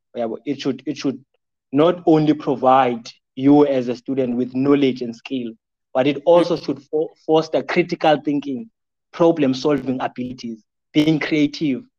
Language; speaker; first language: English; non-native, local second language; Xhosa